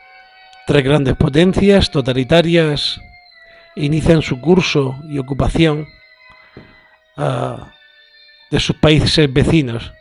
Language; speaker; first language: Spanish; native; Spanish